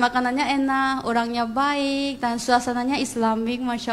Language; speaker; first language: Indonesian; non-native, fluent; Korean